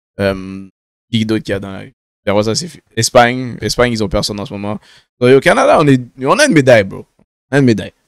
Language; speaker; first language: French; native; French